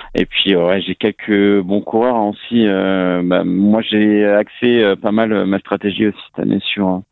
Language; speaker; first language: French; native; French